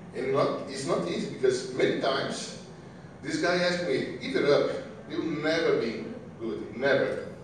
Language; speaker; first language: English; non-native, learner; Portuguese